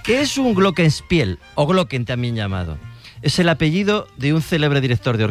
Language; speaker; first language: Spanish; native; Spanish